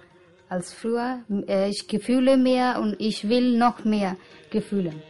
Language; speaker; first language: German; non-native, learner; Punjabi